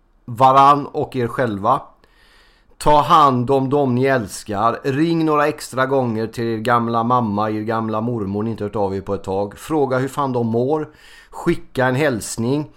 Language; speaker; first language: Swedish; native; Swedish